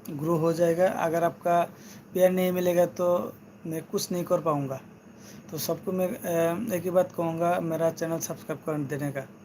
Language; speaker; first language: Hindi; non-native, learner; Bangla